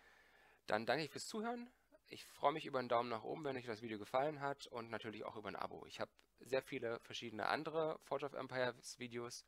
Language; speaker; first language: German; native; German